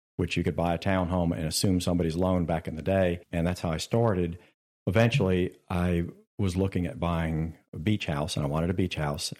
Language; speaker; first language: English; native; English